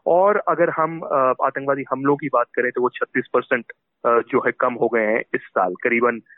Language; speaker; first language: Hindi; native; Hindi